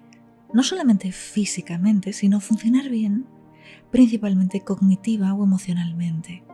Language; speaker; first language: Spanish; native; Spanish